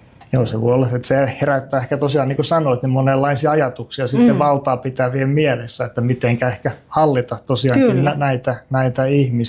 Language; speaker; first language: Finnish; native; Finnish